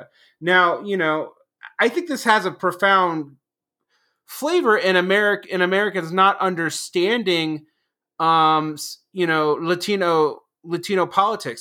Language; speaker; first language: English; native; English